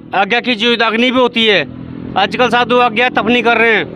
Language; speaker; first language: Hindi; native; Hindi